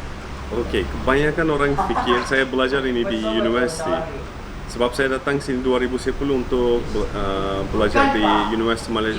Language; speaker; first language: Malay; non-native, fluent; Turkish